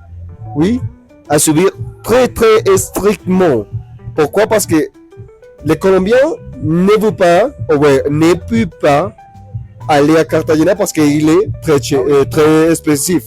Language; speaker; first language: French; non-native, learner; Spanish